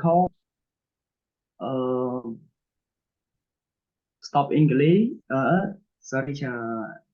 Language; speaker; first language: English; non-native, learner; Khmer